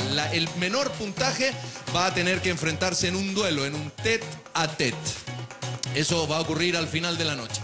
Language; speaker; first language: Spanish; native; Spanish